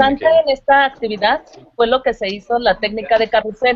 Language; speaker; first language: Spanish; native; Spanish